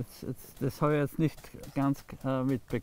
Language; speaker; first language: German; native; German